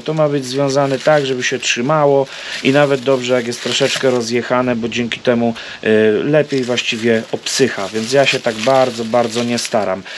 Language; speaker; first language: Polish; native; Polish